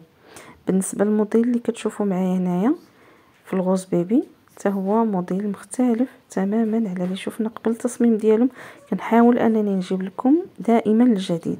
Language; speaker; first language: Arabic; native; Arabic